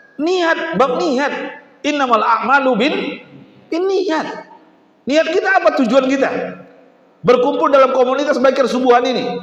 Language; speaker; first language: Indonesian; native; Indonesian